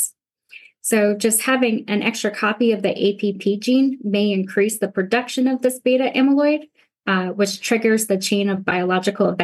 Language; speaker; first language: English; native; English